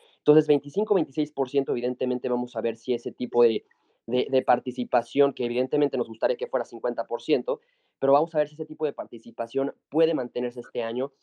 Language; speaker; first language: Spanish; native; Spanish